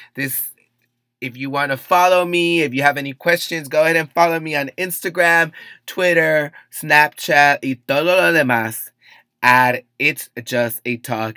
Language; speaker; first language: English; early bilingual, other home language; Spanish